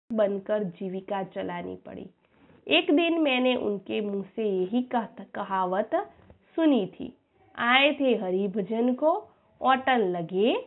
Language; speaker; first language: Hindi; non-native, local second language; Gujarati